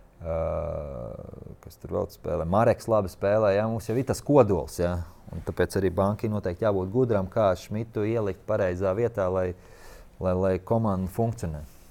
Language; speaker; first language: Latvian; native; Latvian